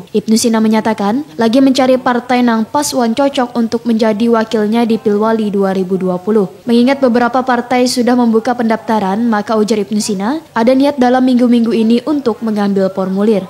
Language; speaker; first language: Indonesian; native; Indonesian